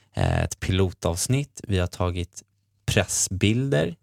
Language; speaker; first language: Swedish; native; Swedish